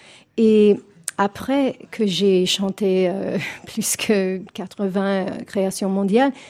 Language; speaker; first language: French; non-native, fluent; English